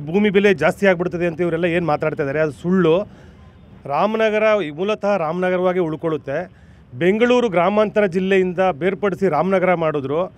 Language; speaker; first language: Kannada; native; Kannada